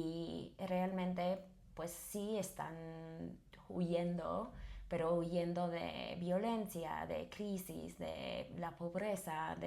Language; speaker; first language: Spanish; non-native, fluent; English